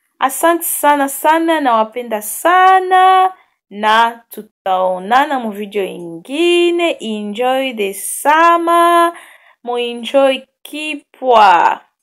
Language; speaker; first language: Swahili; native; Swahili